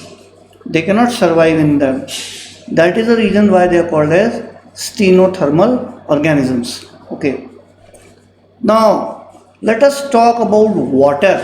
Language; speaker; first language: English; non-native, local second language; Hindi